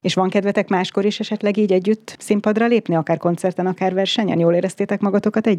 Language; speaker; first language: Hungarian; native; Hungarian